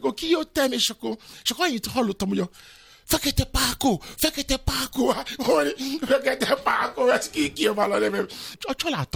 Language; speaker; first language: Hungarian; non-native, fluent; Yoruba